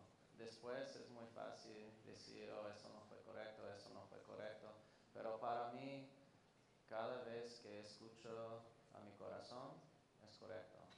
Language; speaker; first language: Spanish; non-native, fluent; English